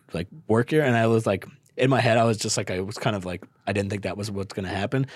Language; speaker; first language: English; native; English